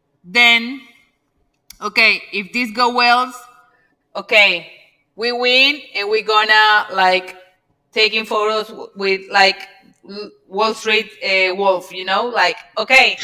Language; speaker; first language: English; non-native, learner; Spanish